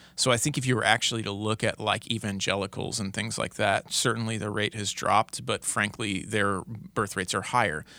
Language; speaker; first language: English; native; English